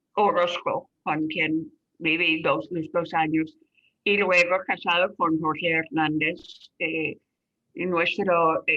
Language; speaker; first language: Spanish; non-native, fluent; English